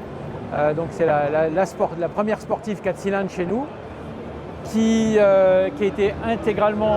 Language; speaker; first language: French; native; French